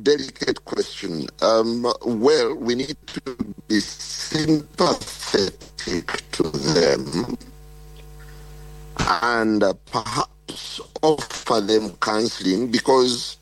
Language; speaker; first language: English; non-native, local second language; Ganda